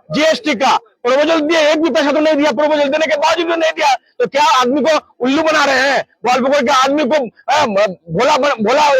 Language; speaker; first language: Hindi; non-native, local second language; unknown